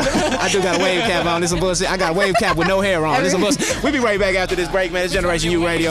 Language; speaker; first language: English; native; English